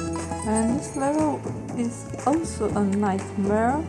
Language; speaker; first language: English; non-native, fluent; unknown